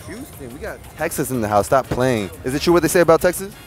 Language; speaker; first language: English; early bilingual, other home language; Spanish